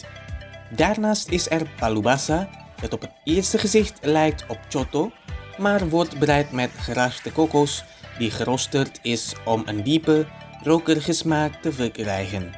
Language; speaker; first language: Dutch; non-native, fluent; Indonesian